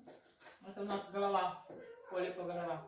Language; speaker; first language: Italian; non-native, learner; Russian